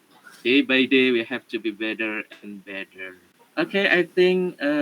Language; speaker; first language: English; non-native, learner; Indonesian